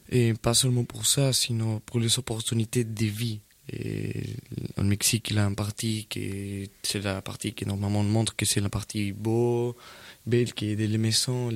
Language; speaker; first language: French; non-native, learner; Spanish